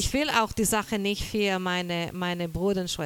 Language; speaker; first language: German; non-native, fluent; Portuguese